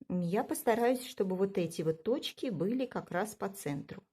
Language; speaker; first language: Russian; native; Russian